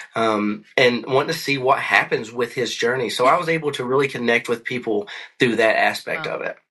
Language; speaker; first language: English; native; English